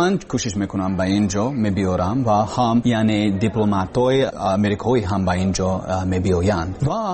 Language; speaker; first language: Persian; non-native, learner; English